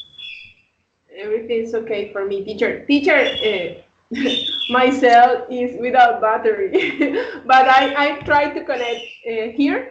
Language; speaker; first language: English; non-native, learner; Spanish